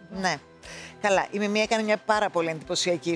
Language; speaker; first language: Greek; native; Greek